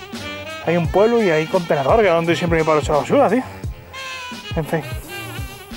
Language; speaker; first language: Spanish; native; Spanish